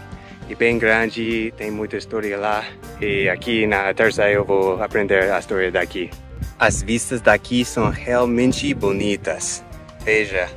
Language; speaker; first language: Portuguese; non-native, fluent; English